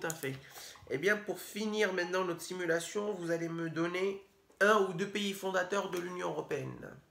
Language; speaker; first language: French; native; French